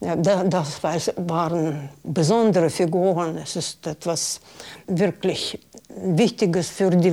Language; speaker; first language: German; non-native, fluent; Russian